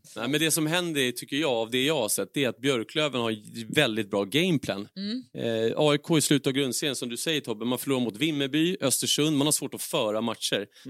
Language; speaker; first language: Swedish; native; Swedish